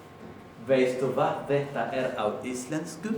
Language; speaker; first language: Icelandic; non-native, learner; Spanish